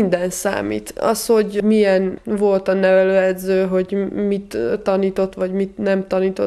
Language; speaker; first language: Hungarian; non-native, fluent; Serbian